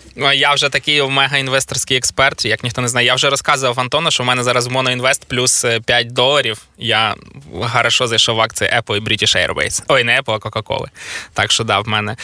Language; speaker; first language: Ukrainian; native; Ukrainian